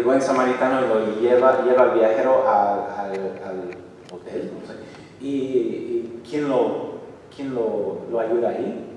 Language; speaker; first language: Spanish; non-native, fluent; English